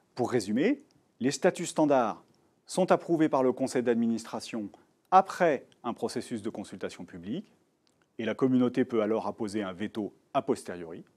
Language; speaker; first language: French; native; French